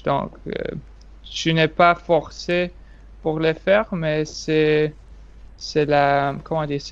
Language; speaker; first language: French; non-native, learner; English